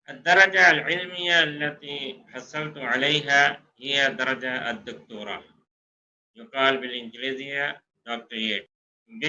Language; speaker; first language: Arabic; non-native, fluent; Urdu